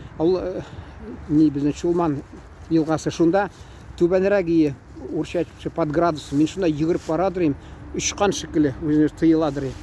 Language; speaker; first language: Tatar; early bilingual, heritage; Tatar